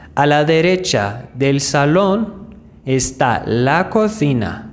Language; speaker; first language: Spanish; non-native, fluent; Persian